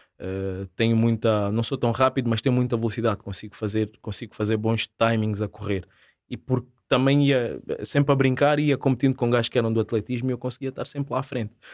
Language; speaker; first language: Portuguese; native; Portuguese